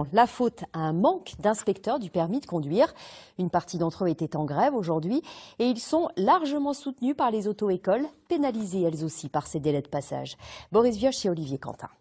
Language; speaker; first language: French; native; French